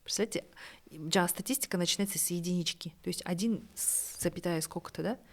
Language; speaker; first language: Russian; non-native, local second language; Kazakh